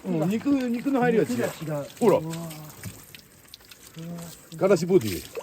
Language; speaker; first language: Japanese; native; Japanese